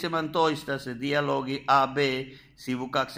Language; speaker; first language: Finnish; non-native, fluent; Spanish